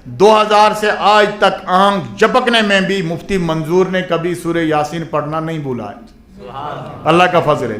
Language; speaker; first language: Urdu; non-native, local second language; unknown